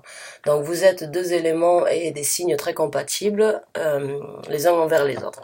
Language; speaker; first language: French; native; French